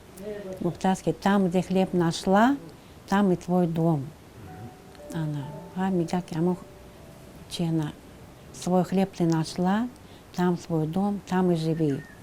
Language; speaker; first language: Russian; non-native, fluent; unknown